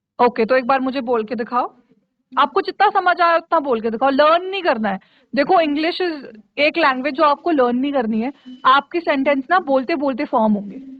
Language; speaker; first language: Hindi; native; Hindi